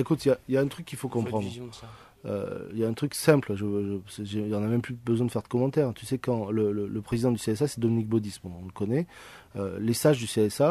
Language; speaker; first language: French; native; French